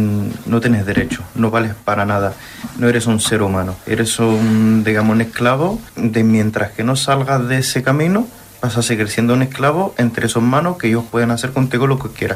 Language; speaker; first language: Spanish; non-native, fluent; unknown